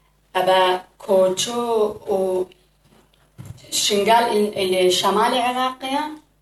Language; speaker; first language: German; non-native, learner; Kurdish